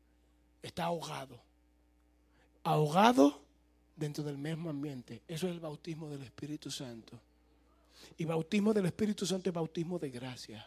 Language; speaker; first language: Spanish; native; Spanish